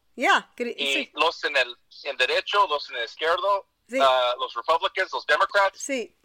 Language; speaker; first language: Spanish; early bilingual, heritage; Spanish